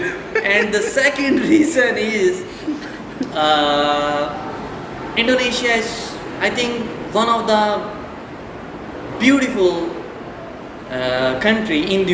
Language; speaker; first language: English; non-native, fluent; Urdu